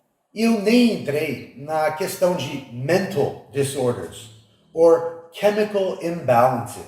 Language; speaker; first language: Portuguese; non-native, fluent; English